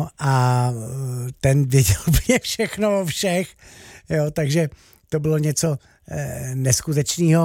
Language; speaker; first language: Czech; native; Czech